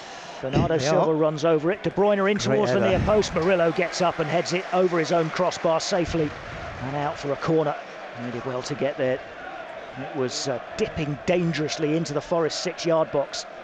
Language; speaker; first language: English; native; English